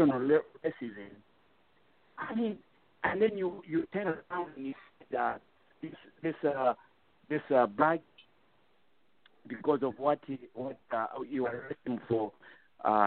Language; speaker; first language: English; non-native, local second language; Bemba